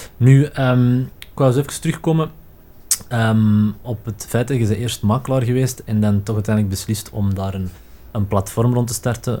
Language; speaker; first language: Dutch; native; Dutch